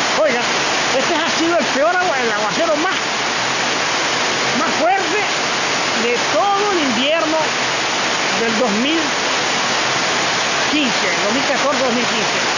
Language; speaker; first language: Spanish; native; Spanish